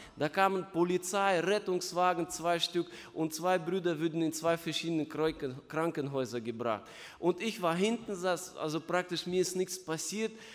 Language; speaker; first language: German; non-native, fluent; Russian